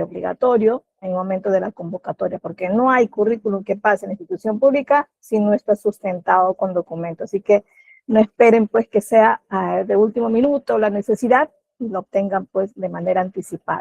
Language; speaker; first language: Spanish; native; Spanish